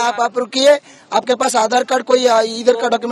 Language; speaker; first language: Hindi; non-native, local second language; Kannada